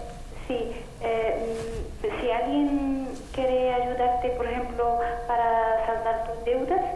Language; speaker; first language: Spanish; non-native, fluent; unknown